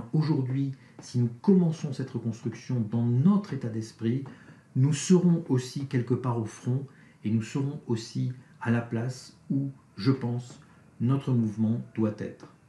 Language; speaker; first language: French; native; French